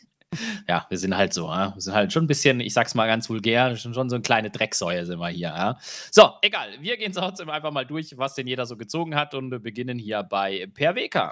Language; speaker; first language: German; native; German